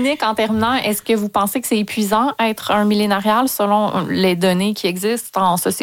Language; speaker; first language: French; native; French